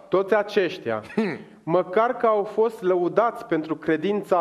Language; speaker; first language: Romanian; native; Romanian